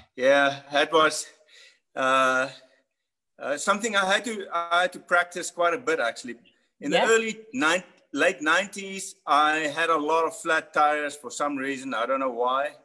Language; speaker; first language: English; native; English